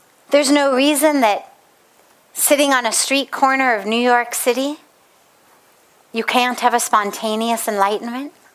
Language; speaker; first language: English; native; English